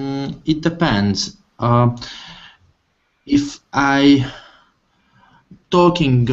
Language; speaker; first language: English; non-native, learner; Hungarian